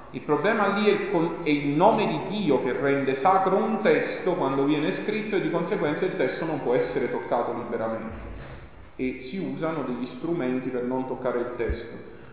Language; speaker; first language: Italian; native; Italian